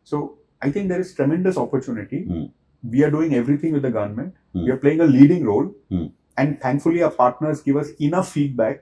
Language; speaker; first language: English; non-native, local second language; Hindi